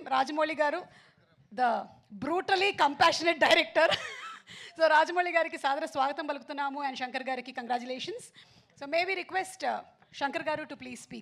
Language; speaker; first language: Telugu; native; Telugu